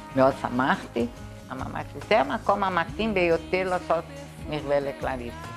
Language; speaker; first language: Hebrew; non-native, fluent; Portuguese